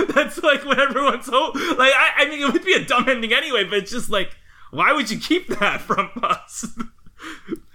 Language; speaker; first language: English; native; English